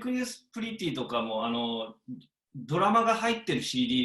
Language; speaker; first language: Japanese; native; Japanese